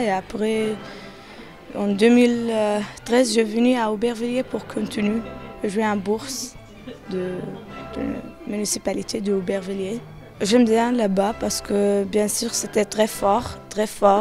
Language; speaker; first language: French; non-native, learner; Arabic